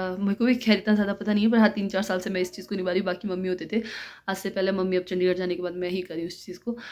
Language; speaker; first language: Hindi; non-native, local second language; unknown